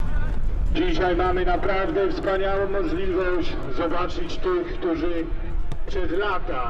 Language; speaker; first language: Polish; native; Polish